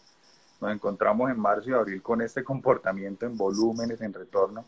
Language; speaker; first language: Spanish; native; Spanish